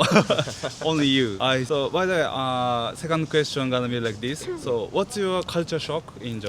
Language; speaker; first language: English; non-native, learner; Japanese